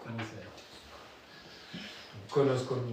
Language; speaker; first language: Spanish; non-native, learner; French